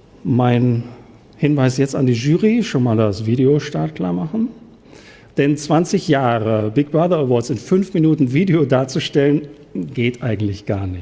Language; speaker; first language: German; native; German